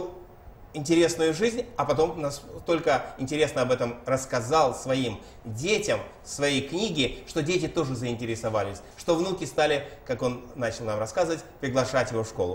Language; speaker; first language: Russian; native; Russian